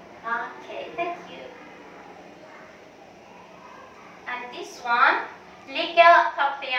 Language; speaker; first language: English; non-native, learner; Thai